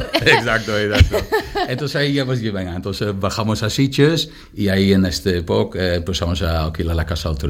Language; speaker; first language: Spanish; non-native, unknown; Dutch